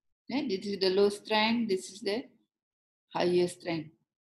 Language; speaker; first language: English; non-native, local second language; Malay